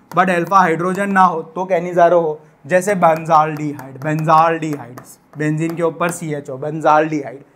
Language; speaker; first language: Hindi; non-native, local second language; Gujarati